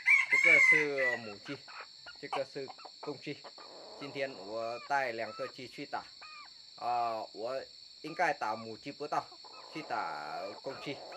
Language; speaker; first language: Chinese; non-native, learner; Vietnamese